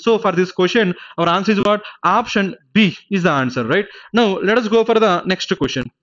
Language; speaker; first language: English; non-native, local second language; Telugu